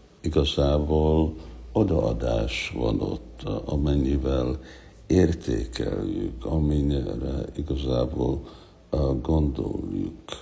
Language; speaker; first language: Hungarian; non-native, learner; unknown